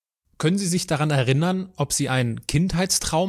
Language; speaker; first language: German; native; German